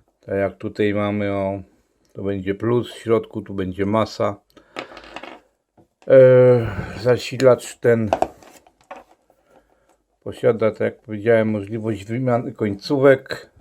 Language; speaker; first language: Polish; native; Polish